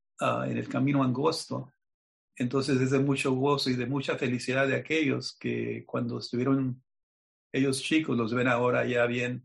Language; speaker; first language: Spanish; native; Spanish